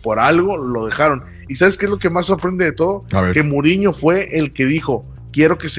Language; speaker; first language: Spanish; native; Spanish